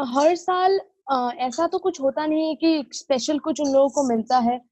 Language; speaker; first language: Hindi; non-native, local second language; Assamese